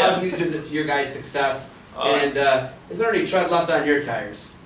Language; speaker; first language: English; native; English